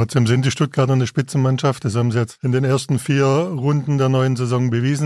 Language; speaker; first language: German; native; German